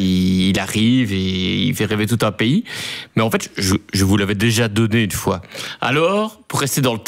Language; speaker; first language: French; native; French